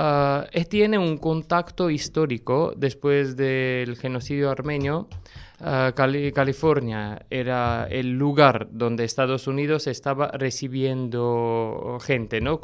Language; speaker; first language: Spanish; non-native, fluent; Armenian